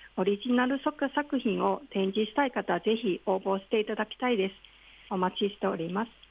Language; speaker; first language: Japanese; non-native, fluent; Cantonese